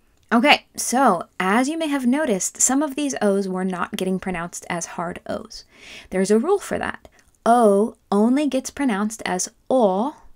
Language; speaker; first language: English; native; English